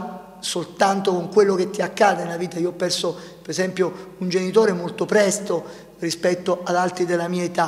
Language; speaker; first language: Italian; native; Italian